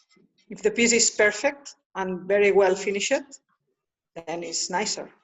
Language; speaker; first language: English; non-native, learner; Spanish